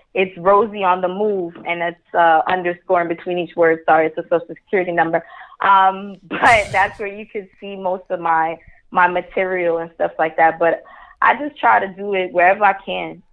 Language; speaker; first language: English; early bilingual, other home language; Spanish